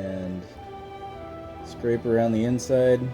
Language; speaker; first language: English; native; English